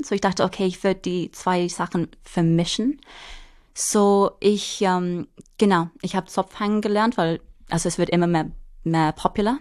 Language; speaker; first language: German; non-native, fluent; English